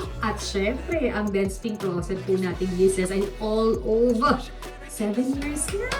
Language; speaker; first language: Filipino; native; Filipino